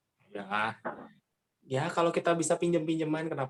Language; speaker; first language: Indonesian; native; Indonesian